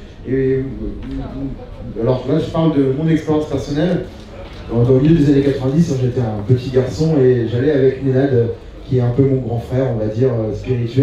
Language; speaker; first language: French; native; French